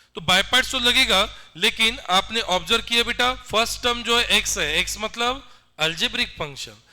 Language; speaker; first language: Hindi; non-native, local second language; Marathi